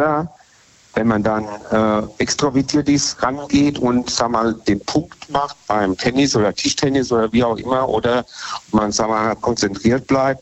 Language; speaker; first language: German; native; German